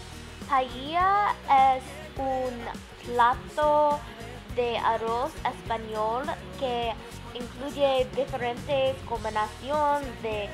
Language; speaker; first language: Spanish; non-native, learner; English